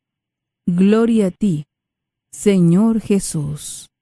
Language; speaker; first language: Spanish; native; Spanish